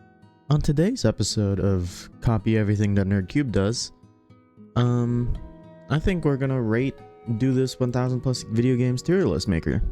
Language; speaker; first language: English; native; English